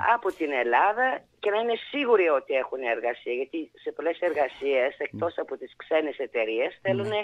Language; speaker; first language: Greek; early bilingual, heritage; Bulgarian